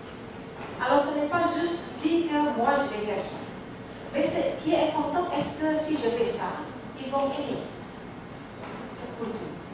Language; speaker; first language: French; non-native, fluent; Indonesian